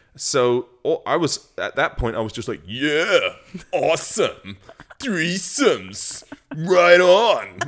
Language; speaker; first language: English; native; English